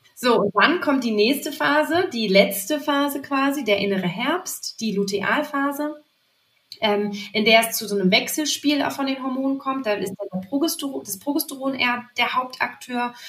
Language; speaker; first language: German; native; German